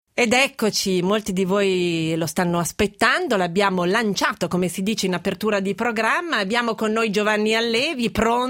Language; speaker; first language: Italian; native; Italian